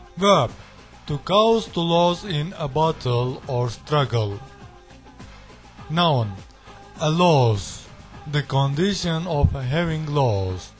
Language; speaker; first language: English; non-native, learner; Turkish